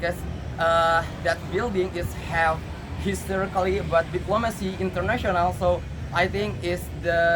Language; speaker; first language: English; non-native, learner; Indonesian